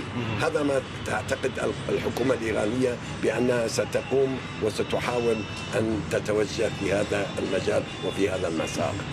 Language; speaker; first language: Arabic; non-native, fluent; Persian